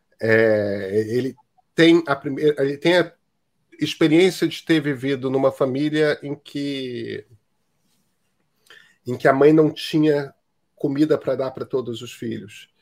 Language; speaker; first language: Portuguese; native; Portuguese